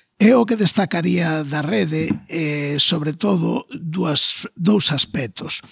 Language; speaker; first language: Galician; non-native, local second language; Spanish